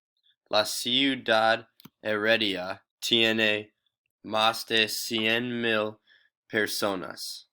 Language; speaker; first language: Spanish; non-native, learner; English